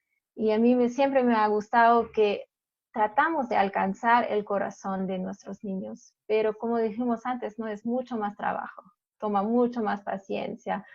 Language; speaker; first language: Spanish; non-native, fluent; German